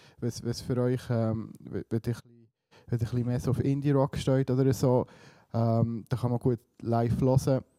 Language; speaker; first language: German; early bilingual, other home language; Swiss German